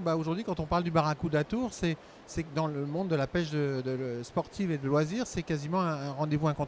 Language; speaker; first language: French; native; French